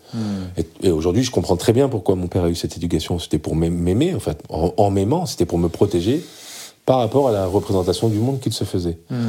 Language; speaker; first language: French; early bilingual, other home language; Arabic